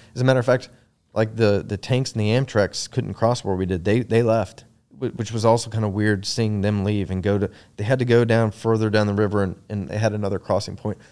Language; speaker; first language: English; native; English